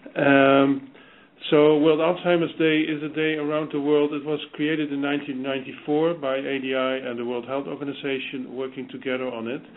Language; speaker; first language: English; non-native, fluent; Dutch